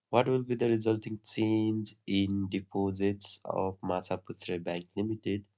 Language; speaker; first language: English; non-native, local second language; Nepali